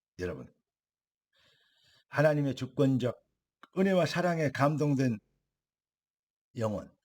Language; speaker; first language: Korean; native; Korean